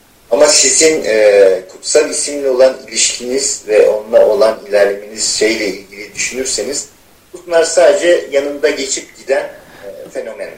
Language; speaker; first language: Turkish; native; Turkish